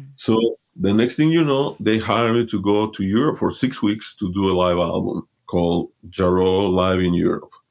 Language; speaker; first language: English; early bilingual, other home language; Spanish